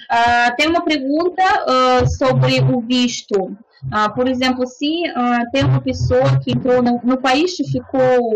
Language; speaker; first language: Portuguese; non-native, fluent; Russian